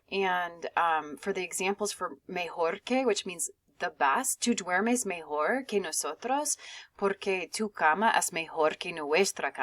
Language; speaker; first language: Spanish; non-native, fluent; English